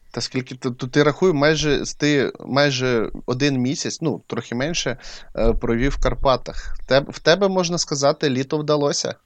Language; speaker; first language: Ukrainian; non-native, local second language; Russian